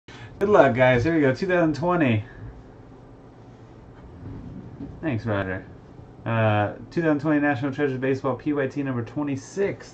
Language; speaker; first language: English; native; English